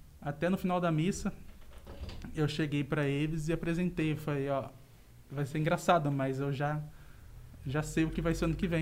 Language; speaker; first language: Portuguese; native; Portuguese